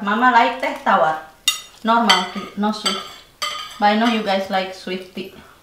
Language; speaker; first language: English; non-native, fluent; Indonesian